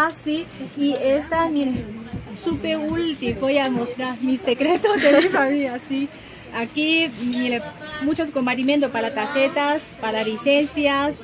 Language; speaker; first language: Spanish; non-native, learner; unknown